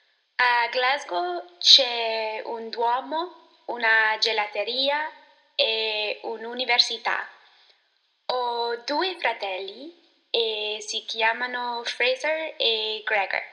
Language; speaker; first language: Italian; non-native, learner; English